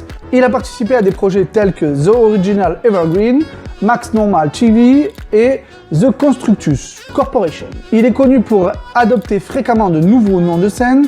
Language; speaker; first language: French; native; French